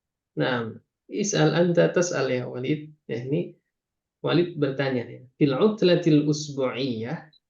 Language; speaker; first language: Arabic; non-native, fluent; Indonesian